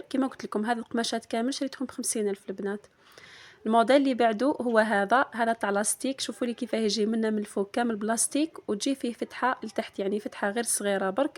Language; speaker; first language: Arabic; native; Arabic